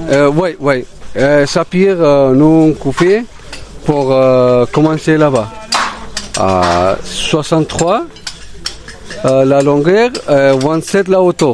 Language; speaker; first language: French; non-native, learner; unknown